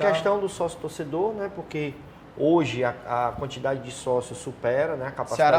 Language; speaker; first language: Portuguese; native; Portuguese